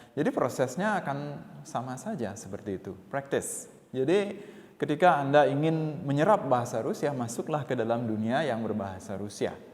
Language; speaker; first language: Indonesian; non-native, local second language; Balinese